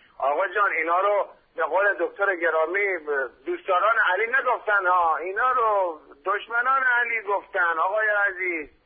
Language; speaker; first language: Persian; native; Persian